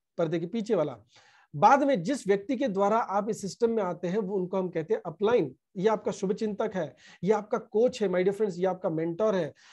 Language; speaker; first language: Hindi; non-native, local second language; Marathi